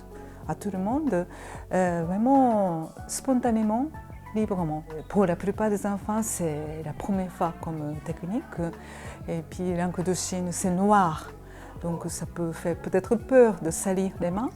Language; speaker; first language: French; non-native, fluent; Japanese